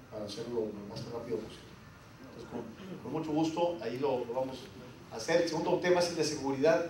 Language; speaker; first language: Spanish; native; Spanish